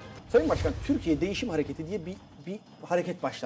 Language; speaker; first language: Turkish; native; Turkish